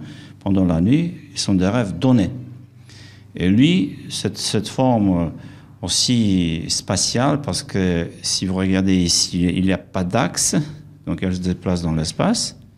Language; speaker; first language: French; non-native, fluent; Romanian